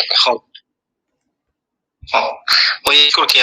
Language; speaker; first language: Arabic; non-native, fluent; Uzbek